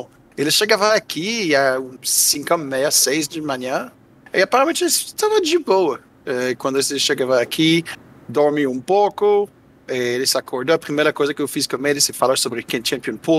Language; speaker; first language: Portuguese; non-native, fluent; French